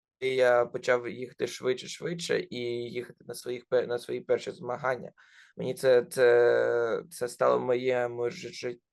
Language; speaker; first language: Ukrainian; non-native, local second language; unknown